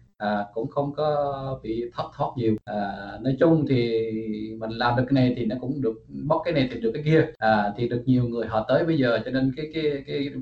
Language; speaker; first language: Vietnamese; early bilingual, heritage; Vietnamese